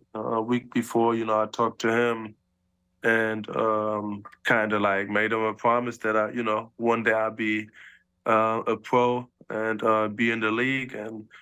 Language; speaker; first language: English; early bilingual, other home language; German